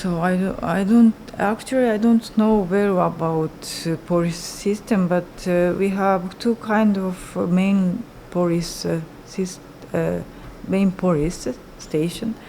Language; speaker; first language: English; non-native, learner; Japanese